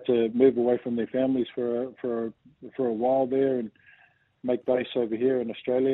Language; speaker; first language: English; native; English